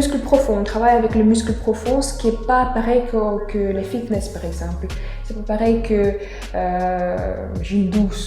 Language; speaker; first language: French; non-native, fluent; Russian